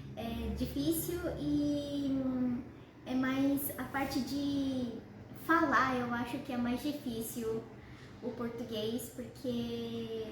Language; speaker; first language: Portuguese; early bilingual, heritage; Portuguese